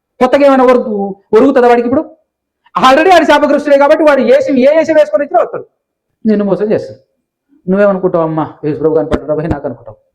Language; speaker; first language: Telugu; non-native, local second language; Lambadi